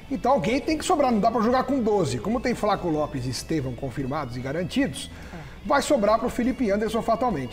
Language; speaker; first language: Portuguese; native; Portuguese